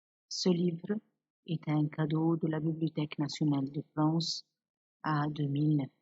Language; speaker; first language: French; non-native, fluent; Arabic